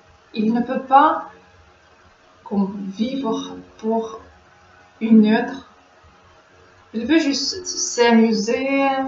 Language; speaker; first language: French; non-native, learner; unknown